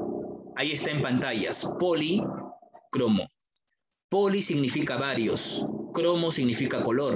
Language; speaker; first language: Spanish; native; Spanish